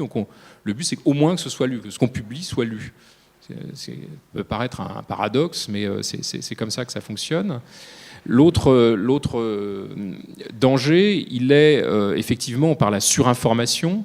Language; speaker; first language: French; native; French